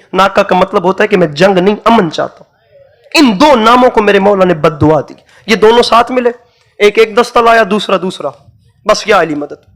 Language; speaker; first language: Urdu; non-native, local second language; Punjabi